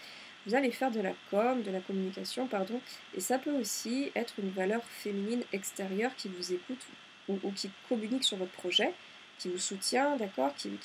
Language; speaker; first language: French; native; French